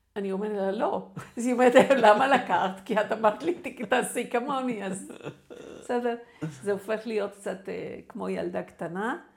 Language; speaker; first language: Hebrew; non-native, fluent; Spanish